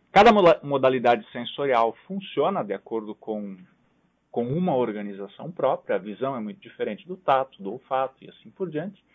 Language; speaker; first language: Portuguese; non-native, local second language; German